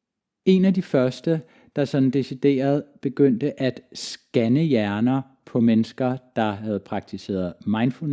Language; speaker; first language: Danish; native; Danish